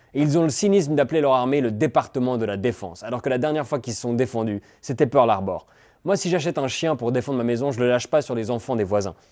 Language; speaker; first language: French; native; French